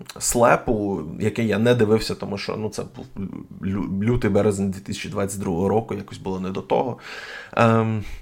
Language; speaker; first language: Ukrainian; non-native, local second language; Russian